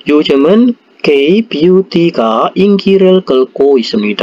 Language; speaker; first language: Korean; non-native, fluent; Indonesian